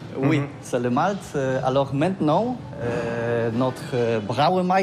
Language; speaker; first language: French; non-native, learner; Polish